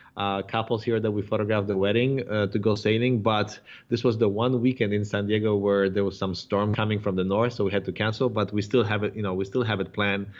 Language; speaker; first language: English; non-native, fluent; Polish